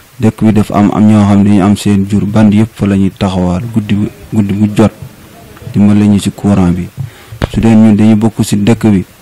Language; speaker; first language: Wolof; non-native, local second language; Fula